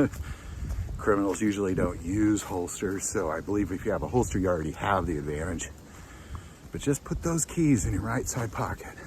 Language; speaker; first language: English; native; English